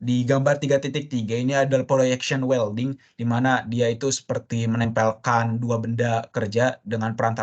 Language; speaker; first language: Indonesian; native; Indonesian